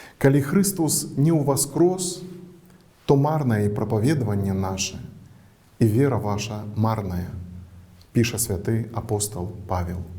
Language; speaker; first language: Belarusian; native; Belarusian